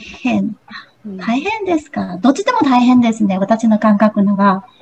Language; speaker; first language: Japanese; non-native, learner; Chinese